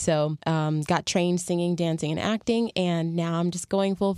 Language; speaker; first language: English; native; English